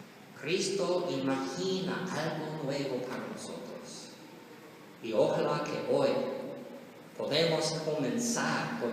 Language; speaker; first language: Spanish; non-native, learner; English